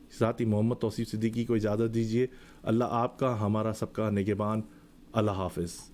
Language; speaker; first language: Urdu; native; Urdu